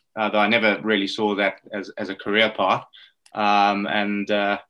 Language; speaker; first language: English; native; English